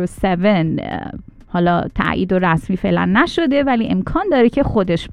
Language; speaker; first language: Persian; native; Persian